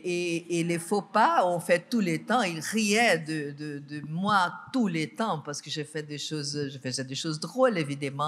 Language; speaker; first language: French; non-native, fluent; Portuguese